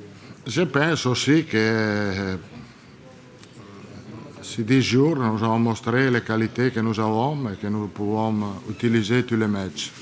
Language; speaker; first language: French; non-native, learner; Italian